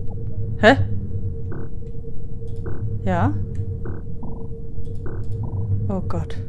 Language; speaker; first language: German; native; German